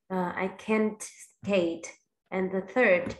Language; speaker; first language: English; non-native, fluent; Vietnamese